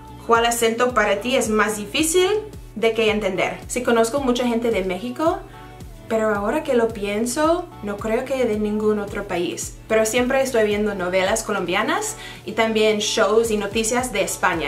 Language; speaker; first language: Spanish; non-native, fluent; English